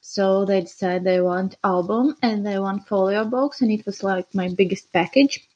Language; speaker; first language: English; non-native, fluent; Latvian